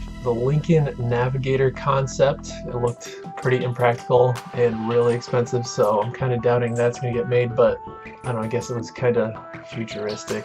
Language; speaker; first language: English; native; English